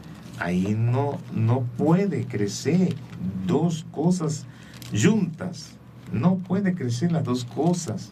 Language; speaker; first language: Spanish; non-native, learner; Portuguese